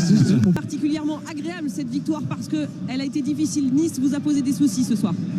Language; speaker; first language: French; native; French